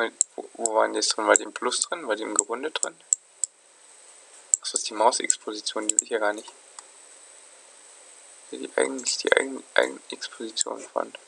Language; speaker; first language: German; native; German